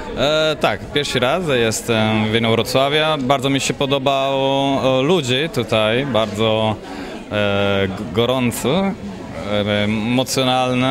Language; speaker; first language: Polish; non-native, learner; Italian